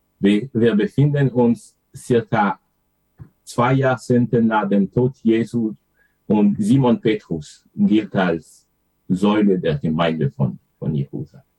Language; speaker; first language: German; non-native, fluent; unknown